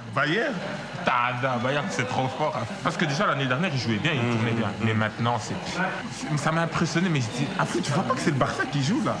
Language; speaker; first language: French; native; French